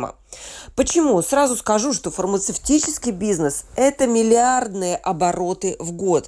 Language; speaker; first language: Russian; native; Russian